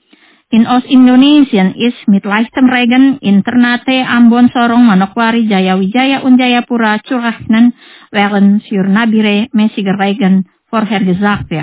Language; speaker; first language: German; non-native, fluent; Indonesian